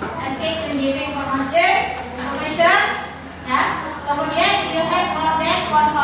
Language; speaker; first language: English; non-native, learner; Indonesian